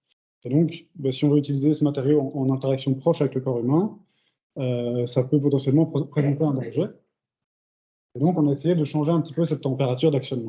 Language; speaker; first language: French; native; French